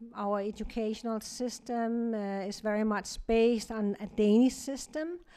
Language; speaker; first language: English; non-native, fluent; Kalaallisut